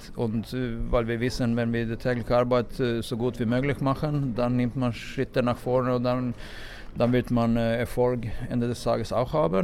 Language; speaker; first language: German; non-native, fluent; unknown